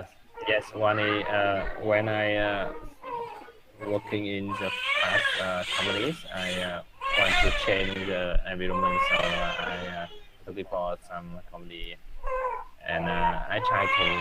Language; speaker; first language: English; non-native, learner; Vietnamese